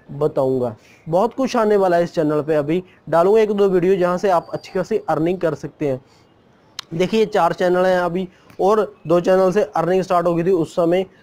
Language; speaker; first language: Hindi; non-native, local second language; Punjabi